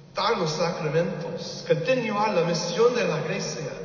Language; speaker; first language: Spanish; non-native, learner; English